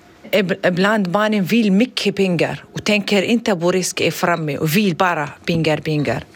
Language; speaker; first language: Swedish; non-native, learner; Arabic